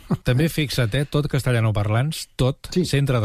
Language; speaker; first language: Catalan; native; Catalan